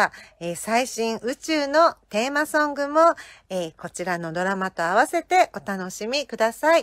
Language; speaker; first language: Japanese; native; Japanese